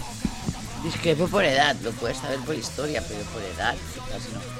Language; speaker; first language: Spanish; native; Spanish